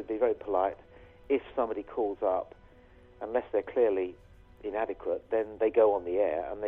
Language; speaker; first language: English; native; English